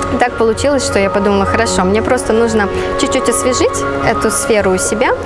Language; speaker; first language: Russian; native; Russian